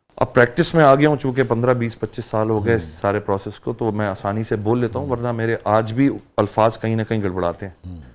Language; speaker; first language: Urdu; early bilingual, heritage; Urdu